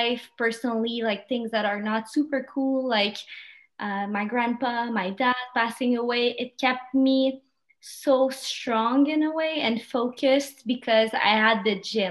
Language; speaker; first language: English; non-native, fluent; French